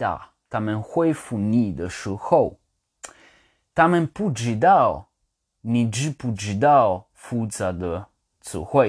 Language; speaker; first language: Chinese; non-native, learner; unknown